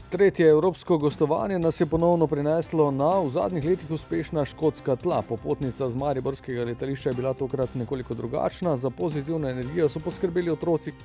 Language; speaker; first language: Slovenian; native; Slovenian